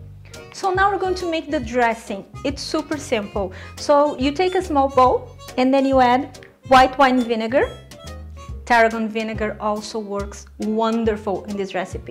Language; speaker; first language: English; non-native, fluent; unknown